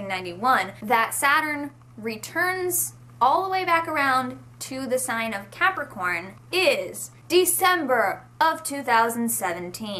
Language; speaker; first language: English; native; English